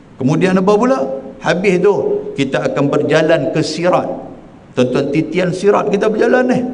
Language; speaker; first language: Malay; native; Malay